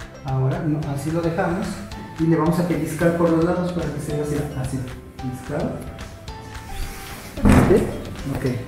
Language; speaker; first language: Spanish; native; Spanish